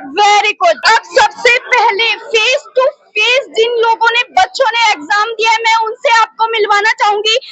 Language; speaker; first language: Hindi; native; Hindi